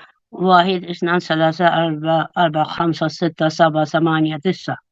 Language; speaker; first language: Arabic; non-native, learner; Urdu